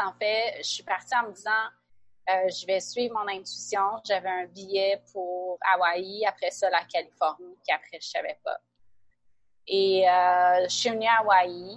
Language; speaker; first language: French; native; French